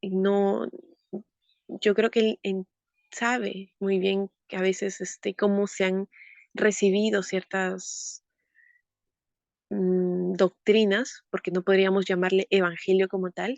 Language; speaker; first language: Spanish; native; Spanish